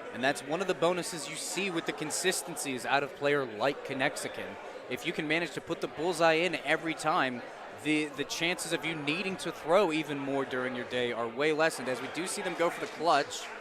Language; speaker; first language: English; native; English